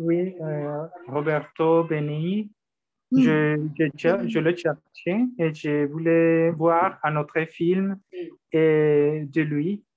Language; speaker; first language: French; non-native, learner; Spanish